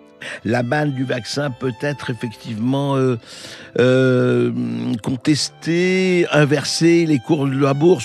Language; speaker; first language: French; native; French